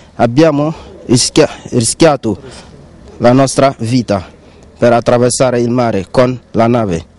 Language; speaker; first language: Italian; non-native, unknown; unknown